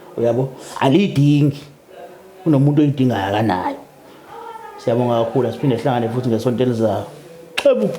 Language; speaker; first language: Zulu; native; Zulu